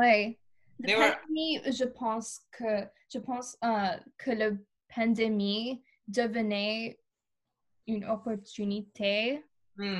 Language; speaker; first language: French; non-native, learner; English